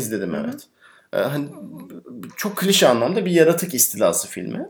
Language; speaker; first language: Turkish; native; Turkish